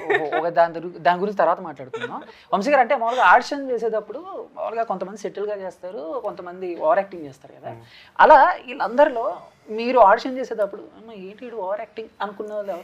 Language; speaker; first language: Telugu; native; Telugu